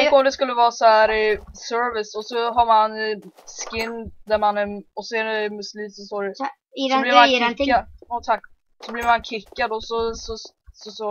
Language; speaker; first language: Swedish; early bilingual, heritage; Swedish